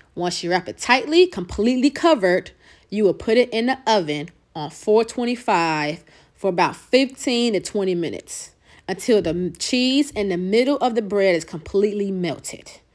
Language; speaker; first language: English; native; English